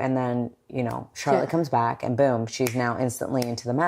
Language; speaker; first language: English; native; English